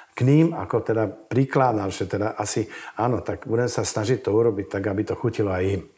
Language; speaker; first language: Slovak; native; Slovak